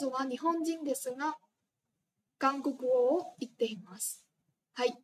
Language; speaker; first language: Japanese; non-native, fluent; Vietnamese